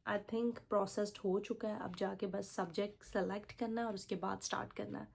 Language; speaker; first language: Urdu; native; Urdu